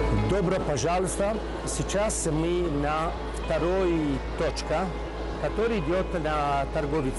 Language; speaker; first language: Russian; non-native, learner; Italian